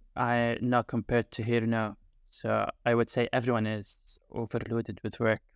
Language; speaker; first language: English; non-native, fluent; Arabic